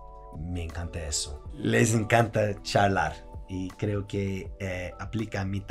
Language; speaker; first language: Spanish; non-native, fluent; English